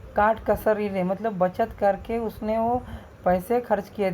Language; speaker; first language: Hindi; non-native, local second language; Marathi